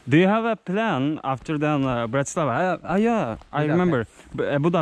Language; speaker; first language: English; non-native, learner; Turkish